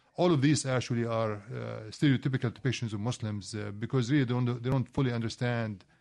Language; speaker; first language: English; non-native, fluent; Arabic